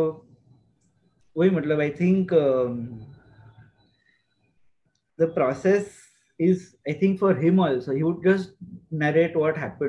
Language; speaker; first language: English; non-native, local second language; Gujarati